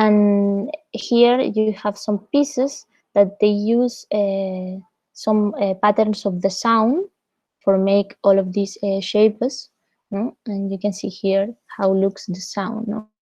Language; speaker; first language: English; non-native, fluent; Spanish